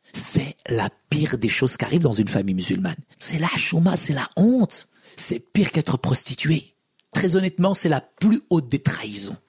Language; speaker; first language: French; early bilingual, other home language; Arabic